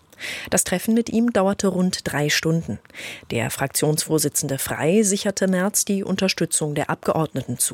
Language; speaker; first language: German; native; German